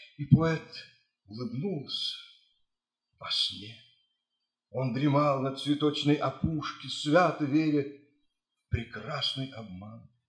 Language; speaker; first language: Russian; native; Russian